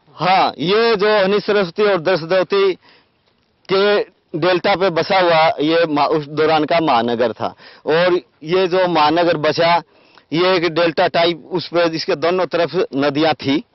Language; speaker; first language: Hindi; native; Hindi